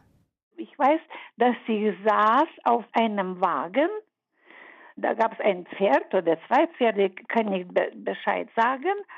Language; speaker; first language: German; early bilingual, heritage; German